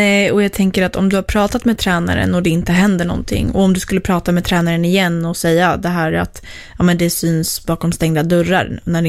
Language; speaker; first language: Swedish; native; Swedish